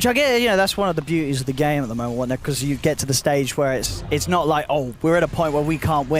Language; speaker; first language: English; native; English